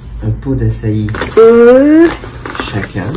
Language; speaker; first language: French; native; French